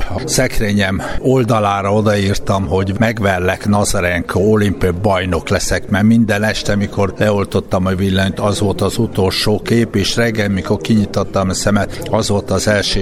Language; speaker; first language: Hungarian; native; Hungarian